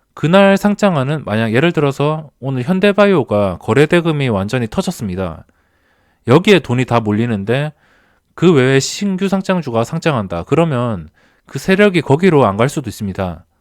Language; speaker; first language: Korean; native; Korean